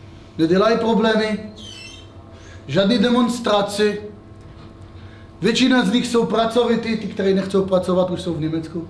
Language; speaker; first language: Czech; non-native, fluent; Hebrew